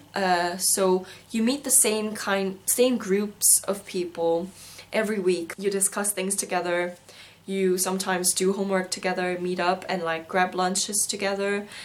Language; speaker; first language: English; non-native, fluent; Korean